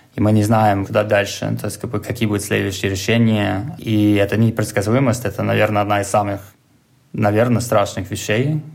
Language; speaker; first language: Russian; non-native, fluent; English